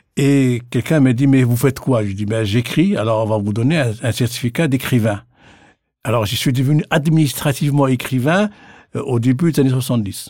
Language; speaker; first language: French; non-native, local second language; Arabic